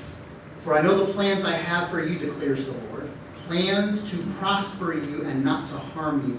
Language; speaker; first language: English; native; English